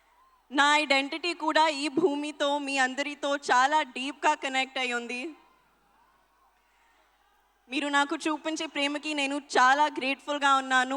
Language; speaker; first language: Telugu; non-native, local second language; Hindi